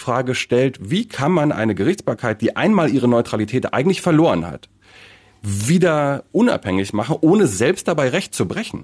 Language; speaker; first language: German; native; German